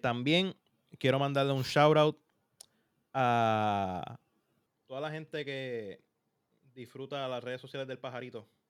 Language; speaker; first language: Spanish; native; Spanish